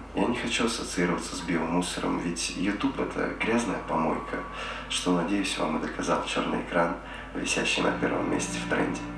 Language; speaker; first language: Russian; native; Russian